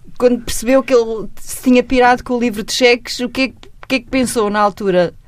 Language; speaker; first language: Portuguese; native; Portuguese